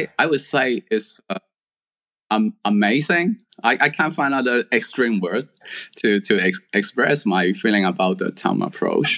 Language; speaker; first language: English; non-native, local second language; Cantonese